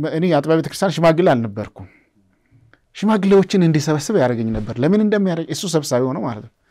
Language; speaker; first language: Amharic; non-native, local second language; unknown